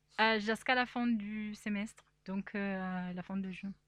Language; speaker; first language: French; non-native, fluent; Italian